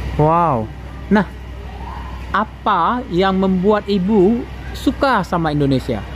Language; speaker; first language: Indonesian; native; Indonesian